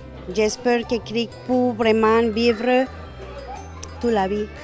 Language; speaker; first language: French; non-native, learner; Spanish